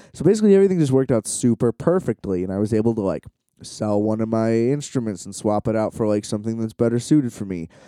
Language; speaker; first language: English; native; English